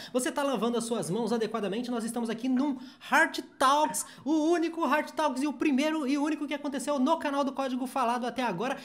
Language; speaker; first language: Portuguese; native; Portuguese